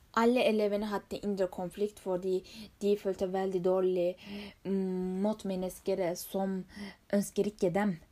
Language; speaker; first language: Norwegian; non-native, learner; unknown